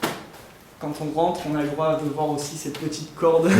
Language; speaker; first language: French; native; French